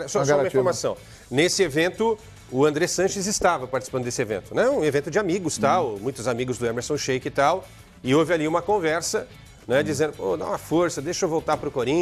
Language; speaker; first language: Portuguese; native; Portuguese